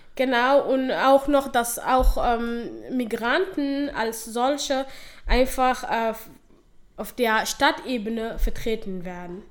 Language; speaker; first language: German; non-native, fluent; Somali